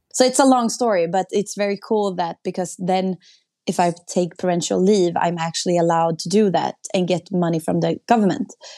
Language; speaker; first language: English; non-native, fluent; Swedish